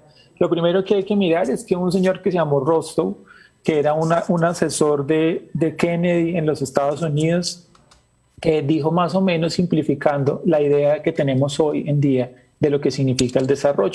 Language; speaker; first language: Spanish; native; Spanish